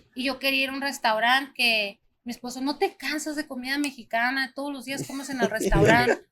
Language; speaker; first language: Spanish; native; Spanish